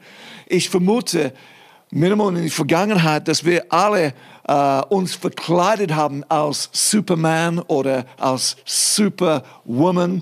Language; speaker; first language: German; non-native, fluent; English